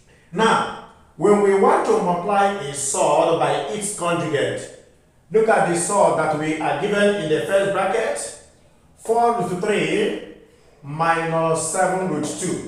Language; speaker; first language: English; non-native, local second language; Igbo